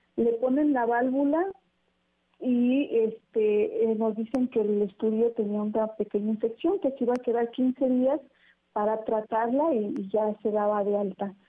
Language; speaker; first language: Spanish; native; Spanish